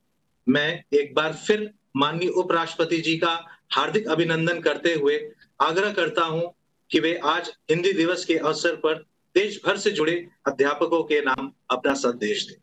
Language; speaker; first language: Hindi; native; Hindi